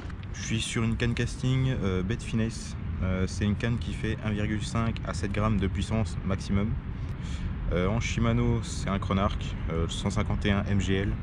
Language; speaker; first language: French; native; French